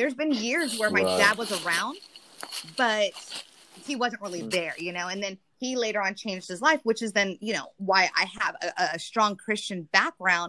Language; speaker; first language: English; native; English